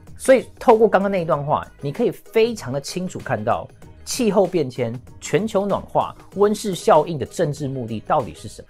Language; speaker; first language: Chinese; early bilingual, heritage; English